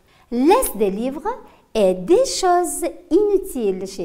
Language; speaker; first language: French; non-native, fluent; Uzbek